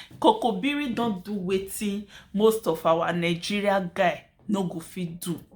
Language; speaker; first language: Nigerian Pidgin; native; Nigerian Pidgin